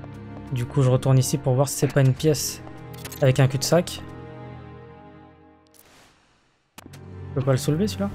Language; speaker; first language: French; native; French